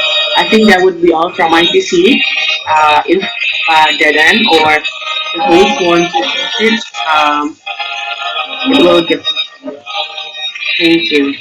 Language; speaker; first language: English; non-native, fluent; Indonesian